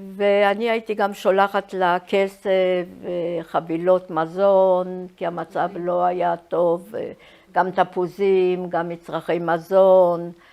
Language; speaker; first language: Hebrew; early bilingual, other home language; Polish